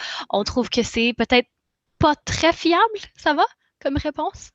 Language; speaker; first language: French; native; French